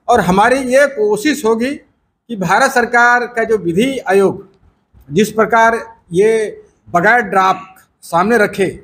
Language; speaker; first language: Hindi; native; Hindi